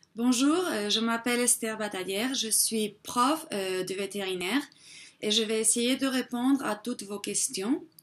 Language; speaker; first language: French; non-native, fluent; Spanish